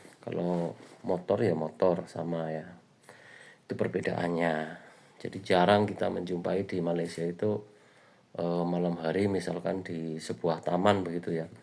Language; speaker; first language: Indonesian; native; Indonesian